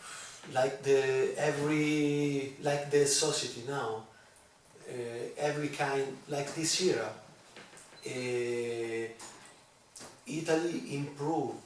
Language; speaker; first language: English; non-native, learner; Italian